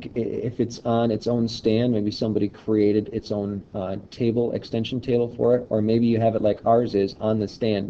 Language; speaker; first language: English; native; English